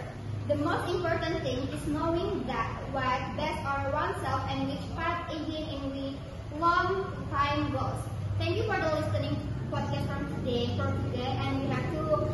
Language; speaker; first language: English; non-native, learner; Indonesian